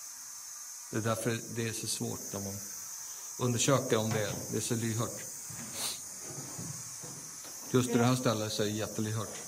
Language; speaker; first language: Swedish; native; Swedish